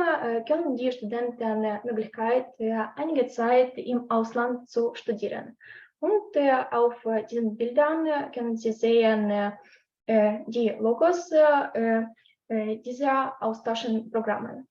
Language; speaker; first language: German; non-native, learner; Ukrainian